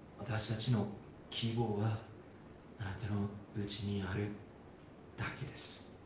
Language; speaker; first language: Japanese; non-native, fluent; English